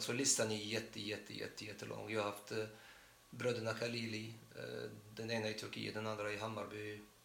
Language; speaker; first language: Swedish; non-native, fluent; Arabic